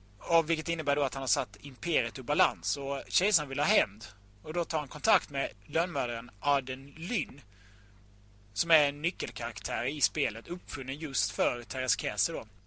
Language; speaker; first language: Swedish; native; Swedish